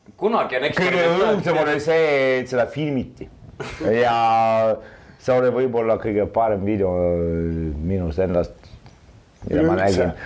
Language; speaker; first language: Estonian; non-native, fluent; Russian